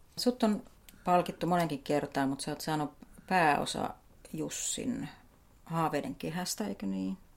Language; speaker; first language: Finnish; native; Finnish